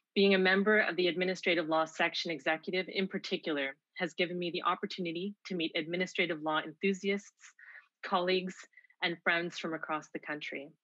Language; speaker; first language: English; native; English